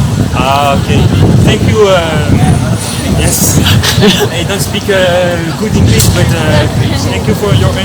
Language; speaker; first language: English; non-native, learner; French